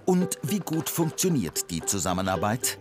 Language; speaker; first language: German; native; German